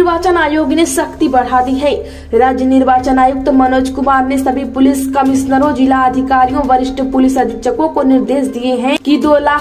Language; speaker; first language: Hindi; native; Hindi